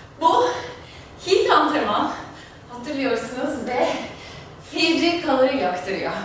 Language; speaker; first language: Turkish; non-native, fluent; German